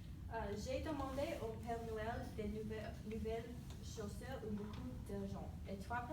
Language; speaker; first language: French; non-native, learner; English